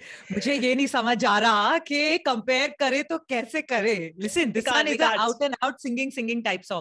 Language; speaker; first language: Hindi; native; Hindi